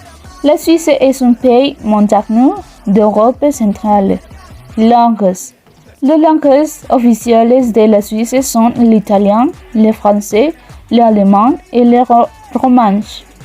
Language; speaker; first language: French; non-native, learner; Spanish